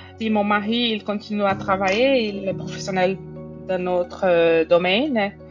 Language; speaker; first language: French; non-native, fluent; Portuguese